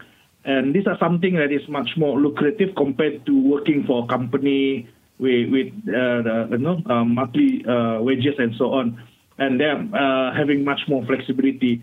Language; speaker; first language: English; non-native, local second language; Malay